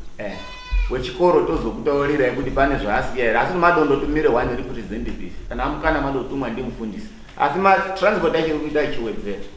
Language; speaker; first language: Shona; native; Shona